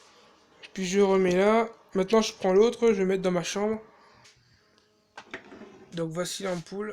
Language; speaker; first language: French; native; French